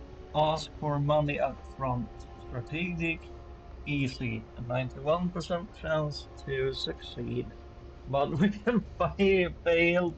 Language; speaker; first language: English; non-native, fluent; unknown